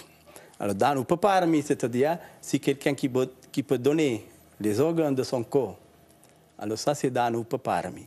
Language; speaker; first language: French; non-native, learner; Sinhala